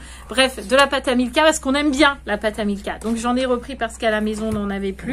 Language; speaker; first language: French; native; French